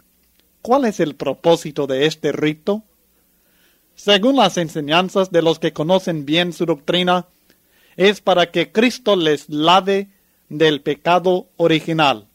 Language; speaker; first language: Spanish; native; Spanish